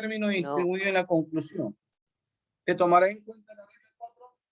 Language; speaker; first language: Spanish; native; Spanish